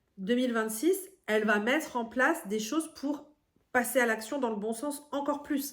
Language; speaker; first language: French; native; French